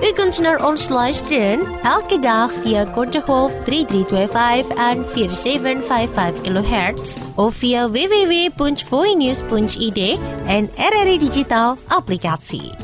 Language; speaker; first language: Dutch; non-native, fluent; Indonesian